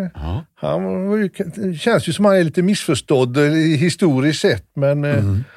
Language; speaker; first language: Swedish; native; Swedish